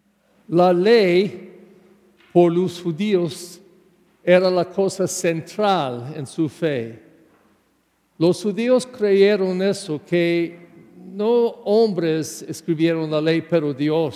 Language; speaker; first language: Spanish; non-native, learner; English